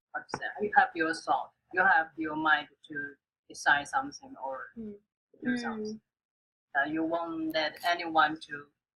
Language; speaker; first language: English; non-native, fluent; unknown